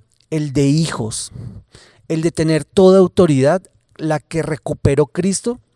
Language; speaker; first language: Spanish; native; Spanish